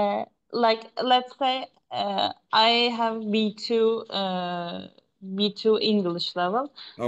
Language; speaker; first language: English; non-native, fluent; Turkish